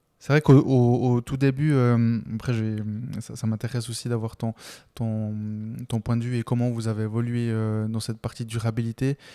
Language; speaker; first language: French; early bilingual, other home language; Spanish